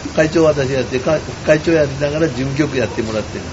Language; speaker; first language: Japanese; native; Japanese